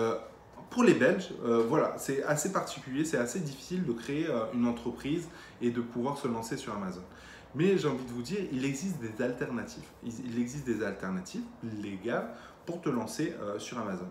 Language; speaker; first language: French; native; French